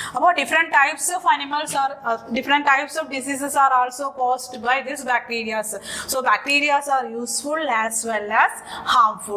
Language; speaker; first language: English; non-native, local second language; Malayalam